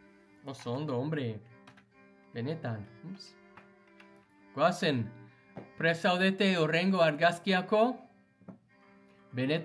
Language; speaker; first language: Basque; non-native, learner; English